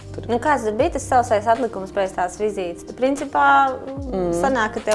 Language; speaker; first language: Latvian; native; Latvian